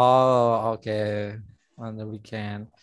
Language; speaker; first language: English; non-native, fluent; Indonesian